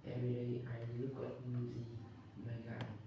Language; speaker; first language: English; non-native, learner; Vietnamese